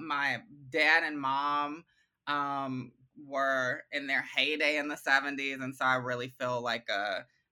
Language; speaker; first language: English; native; English